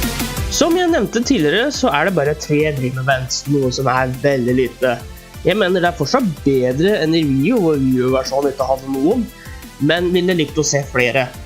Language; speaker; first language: Norwegian; native; Norwegian